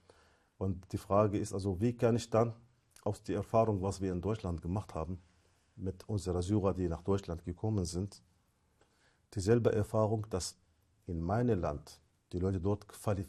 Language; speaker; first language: German; non-native, fluent; Arabic